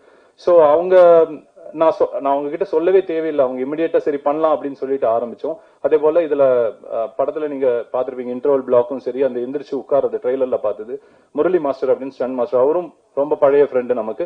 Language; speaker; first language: Tamil; native; Tamil